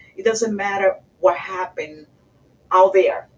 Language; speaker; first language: English; early bilingual, other home language; Spanish